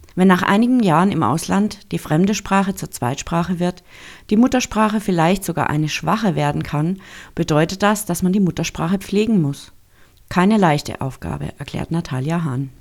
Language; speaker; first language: German; native; German